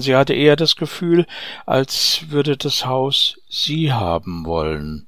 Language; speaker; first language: German; native; German